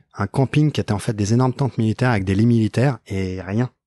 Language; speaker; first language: French; native; French